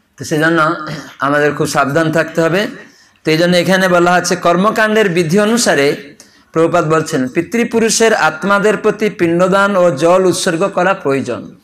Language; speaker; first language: Bangla; non-native, fluent; Odia